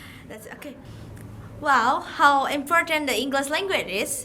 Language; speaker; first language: English; non-native, learner; Indonesian